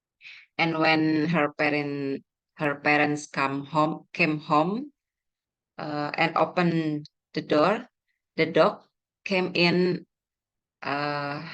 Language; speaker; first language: English; non-native, learner; Indonesian